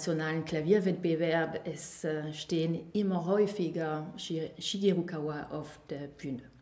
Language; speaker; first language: German; non-native, fluent; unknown